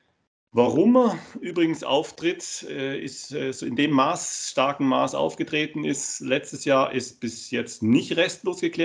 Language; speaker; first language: German; native; German